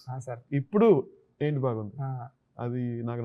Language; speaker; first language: Telugu; non-native, learner; Tamil